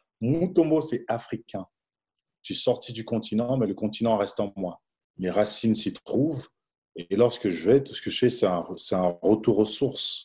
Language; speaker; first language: French; non-native, local second language; Lingala